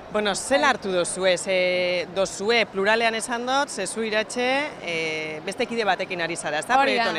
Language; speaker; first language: Basque; native; Basque